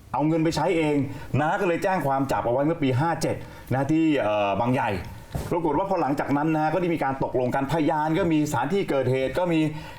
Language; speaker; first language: Thai; native; Thai